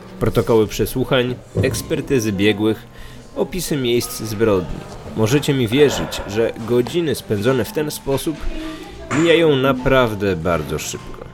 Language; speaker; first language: Polish; native; Polish